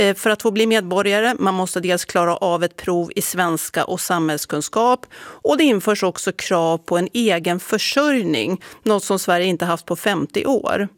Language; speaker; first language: Swedish; native; Swedish